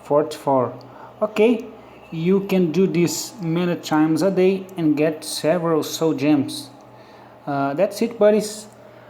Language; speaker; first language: English; non-native, learner; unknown